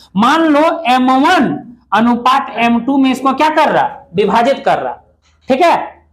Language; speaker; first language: Hindi; native; Hindi